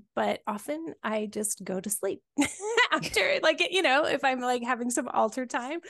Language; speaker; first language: English; native; English